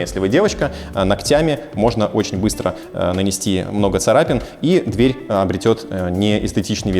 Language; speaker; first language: Russian; native; Russian